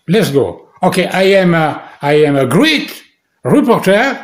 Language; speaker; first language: English; non-native, learner; French